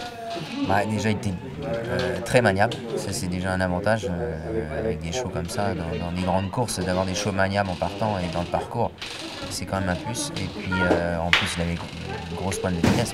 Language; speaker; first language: French; native; French